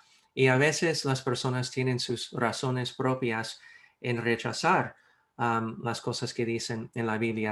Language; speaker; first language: Spanish; non-native, fluent; English